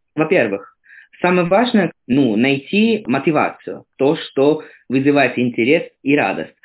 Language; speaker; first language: Russian; non-native, fluent; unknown